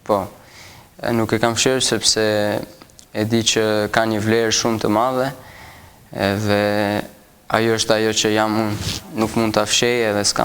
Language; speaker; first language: Albanian; early bilingual, heritage; Albanian